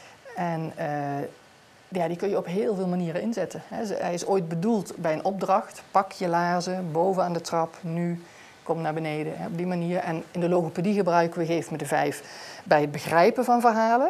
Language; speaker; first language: Dutch; native; Dutch